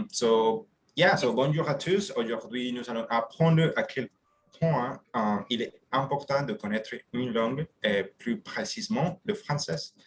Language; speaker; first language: French; non-native, fluent; Spanish